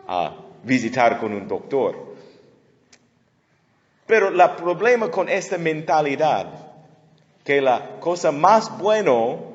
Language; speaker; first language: Spanish; non-native, fluent; English